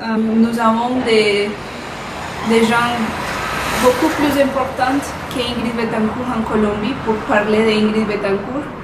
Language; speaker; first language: French; non-native, fluent; Spanish